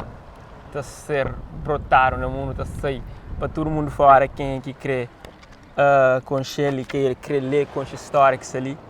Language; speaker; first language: Portuguese; non-native, local second language; Kabuverdianu